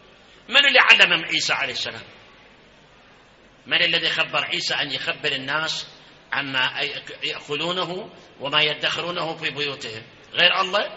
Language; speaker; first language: Arabic; native; Arabic